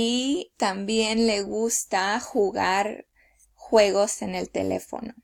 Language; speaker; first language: Spanish; early bilingual, heritage; Spanish